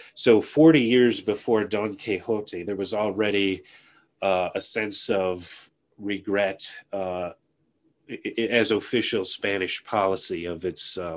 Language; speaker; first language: English; native; English